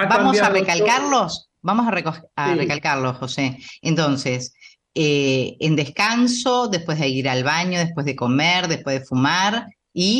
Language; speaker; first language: Spanish; native; Spanish